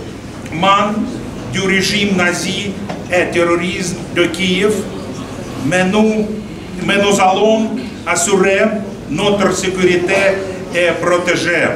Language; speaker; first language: French; non-native, fluent; Russian